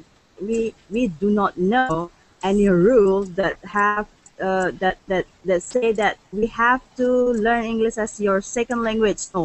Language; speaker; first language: English; non-native, learner; Indonesian